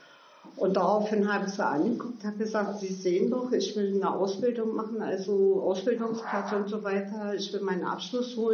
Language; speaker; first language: German; early bilingual, other home language; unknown